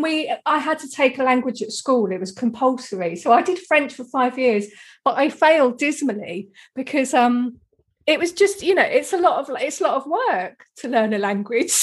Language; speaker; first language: English; native; English